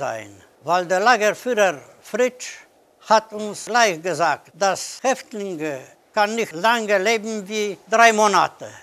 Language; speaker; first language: German; non-native, learner; Polish